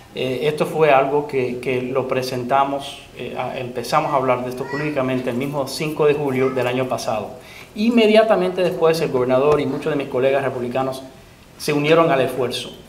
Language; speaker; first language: Spanish; early bilingual, other home language; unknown